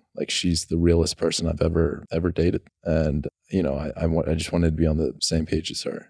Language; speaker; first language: English; native; English